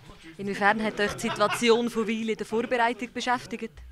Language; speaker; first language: German; native; German